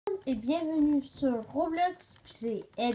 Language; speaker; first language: French; native; French